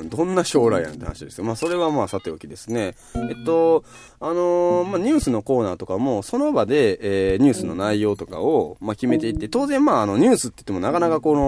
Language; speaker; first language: Japanese; native; Japanese